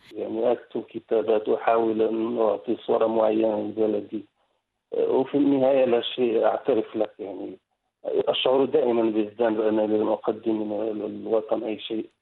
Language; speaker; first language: Arabic; non-native, local second language; Riffian